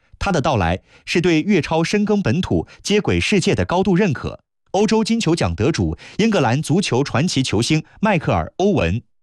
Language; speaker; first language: Chinese; native; Chinese